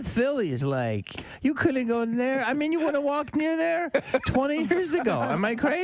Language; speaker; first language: English; native; English